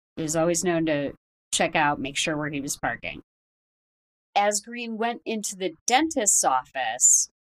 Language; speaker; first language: English; native; English